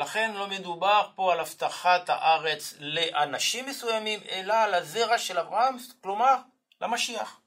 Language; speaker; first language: Hebrew; non-native, fluent; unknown